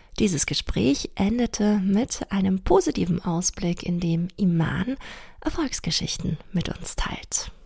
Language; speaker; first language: German; native; German